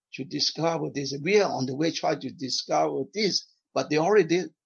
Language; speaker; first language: English; non-native, fluent; Vietnamese